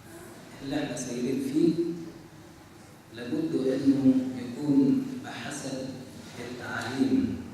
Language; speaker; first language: Arabic; native; Arabic